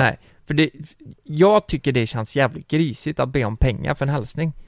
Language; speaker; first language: Swedish; native; Swedish